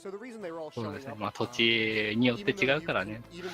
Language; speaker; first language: Japanese; native; Japanese